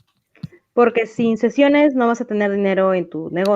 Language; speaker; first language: Spanish; native; Spanish